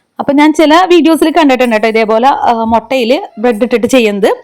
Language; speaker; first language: Malayalam; native; Malayalam